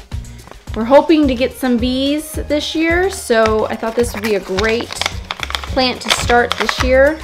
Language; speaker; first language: English; native; English